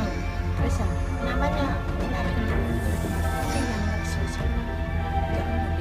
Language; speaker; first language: Indonesian; non-native, local second language; Javanese